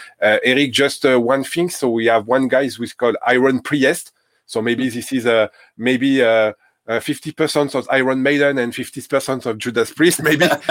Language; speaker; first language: English; non-native, learner; French